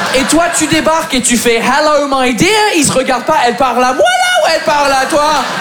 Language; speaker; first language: French; non-native, fluent; English